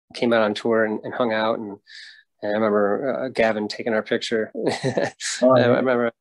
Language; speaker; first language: English; native; English